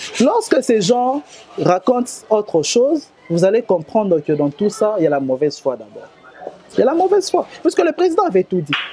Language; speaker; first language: French; non-native, local second language; Lingala